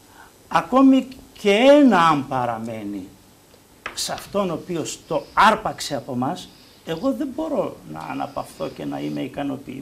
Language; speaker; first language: Greek; native; Greek